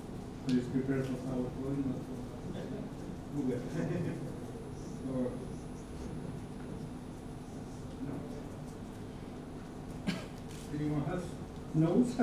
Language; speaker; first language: English; non-native, fluent; Spanish